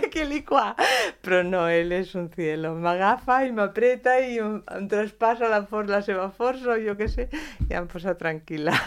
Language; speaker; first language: Catalan; non-native, local second language; Spanish